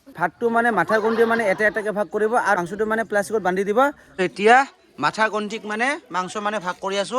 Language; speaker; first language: Assamese; non-native, local second language; Garo